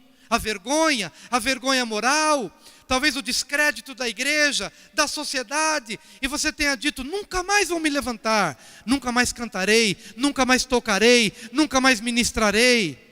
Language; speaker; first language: Portuguese; native; Portuguese